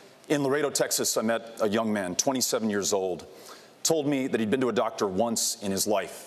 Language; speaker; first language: English; native; English